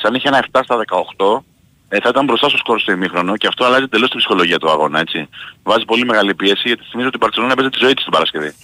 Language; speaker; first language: Greek; native; Greek